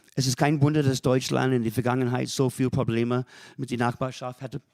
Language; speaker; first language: German; non-native, fluent; English